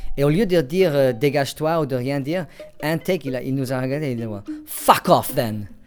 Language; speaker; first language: French; non-native, fluent; English